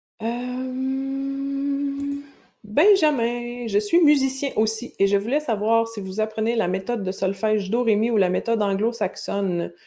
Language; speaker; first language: French; native; French